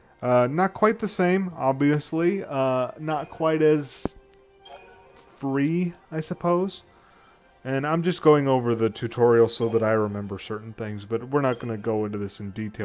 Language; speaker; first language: English; native; English